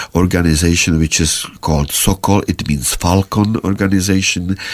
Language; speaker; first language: English; non-native, fluent; Czech